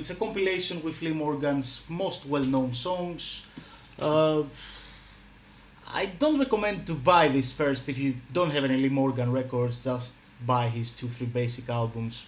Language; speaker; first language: English; non-native, fluent; Greek